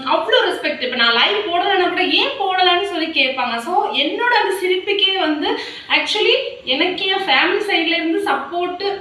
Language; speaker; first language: Tamil; non-native, local second language; Malayalam